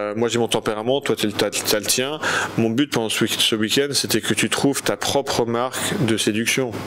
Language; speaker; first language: French; native; French